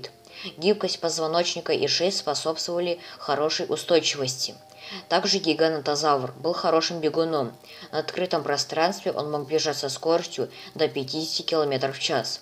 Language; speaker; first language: Russian; native; Russian